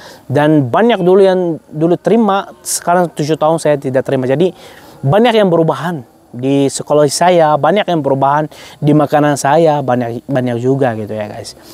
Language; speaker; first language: Indonesian; non-native, fluent; Arabic